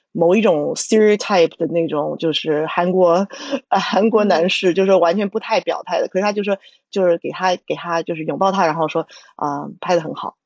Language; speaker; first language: Chinese; native; Chinese